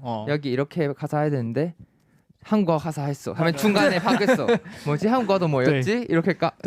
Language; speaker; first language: Korean; non-native, fluent; Thai